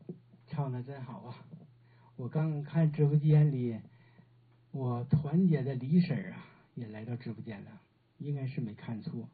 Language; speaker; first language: Chinese; native; Chinese